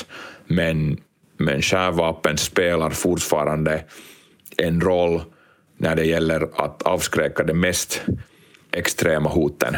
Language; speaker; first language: Swedish; non-native, local second language; Finnish